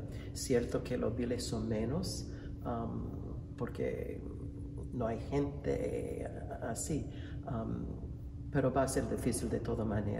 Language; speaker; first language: Spanish; non-native, fluent; English